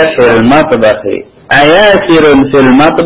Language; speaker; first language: Arabic; non-native, fluent; Indonesian